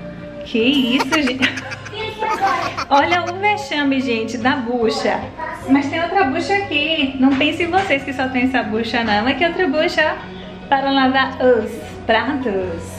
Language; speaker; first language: Portuguese; native; Portuguese